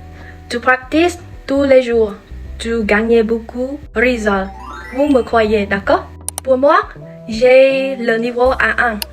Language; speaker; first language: French; non-native, learner; Khmer